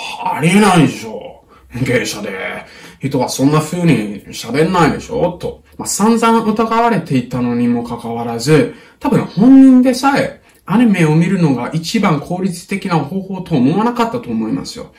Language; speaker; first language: Japanese; non-native, fluent; English